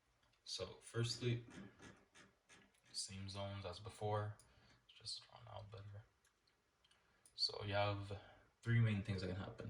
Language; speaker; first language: English; native; English